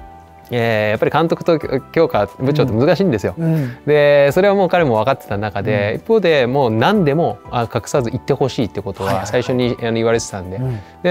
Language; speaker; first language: Japanese; native; Japanese